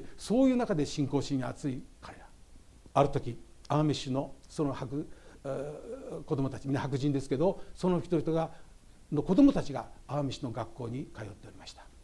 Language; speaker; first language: Japanese; native; Japanese